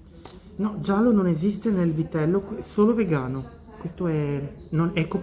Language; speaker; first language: Italian; native; Italian